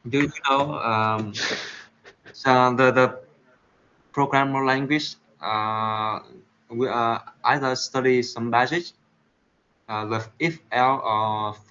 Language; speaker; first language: English; non-native, learner; Vietnamese